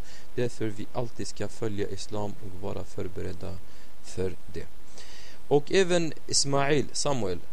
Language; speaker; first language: Swedish; non-native, fluent; Arabic